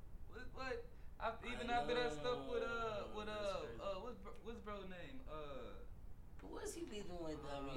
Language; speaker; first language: English; native; English